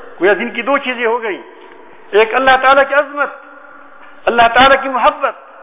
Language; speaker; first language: Urdu; native; Urdu